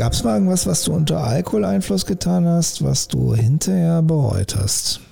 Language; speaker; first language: German; native; German